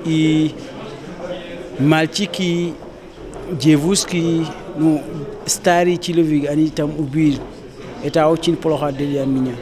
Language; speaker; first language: Russian; non-native, learner; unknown